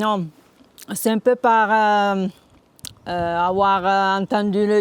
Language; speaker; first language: French; non-native, local second language; Italian